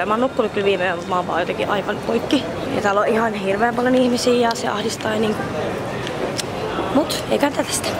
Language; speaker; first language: Finnish; native; Finnish